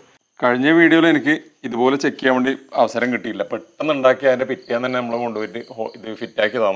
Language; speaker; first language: Malayalam; native; Malayalam